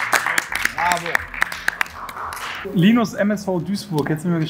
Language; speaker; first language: German; native; German